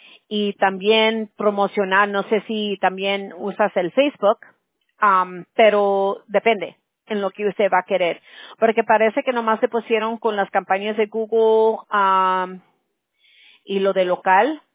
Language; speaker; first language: Spanish; early bilingual, heritage; Spanish